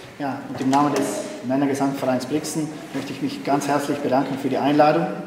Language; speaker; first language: German; native; German